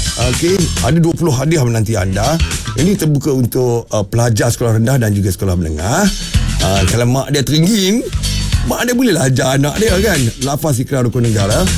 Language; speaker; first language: Malay; native; Malay